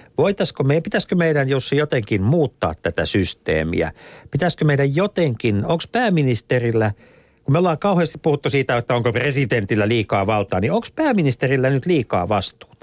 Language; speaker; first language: Finnish; native; Finnish